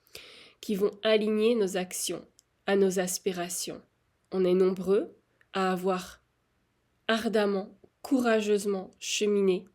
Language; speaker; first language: French; native; French